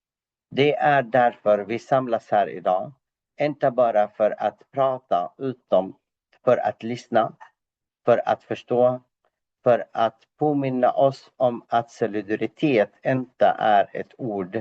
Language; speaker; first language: Swedish; non-native, fluent; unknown